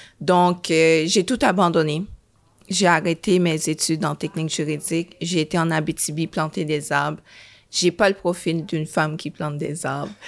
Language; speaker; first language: French; early bilingual, other home language; Haitian Creole